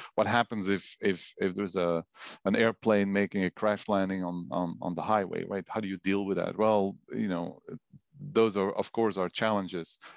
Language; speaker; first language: English; non-native, fluent; Dutch